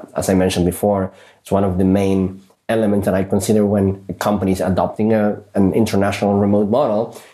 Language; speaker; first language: English; early bilingual, other home language; Spanish